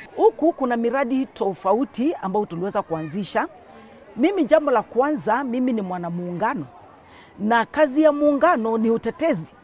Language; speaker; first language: Swahili; non-native, local second language; Kamba